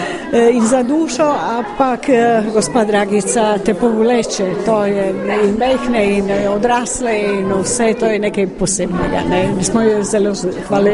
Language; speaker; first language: Slovenian; non-native, learner; Croatian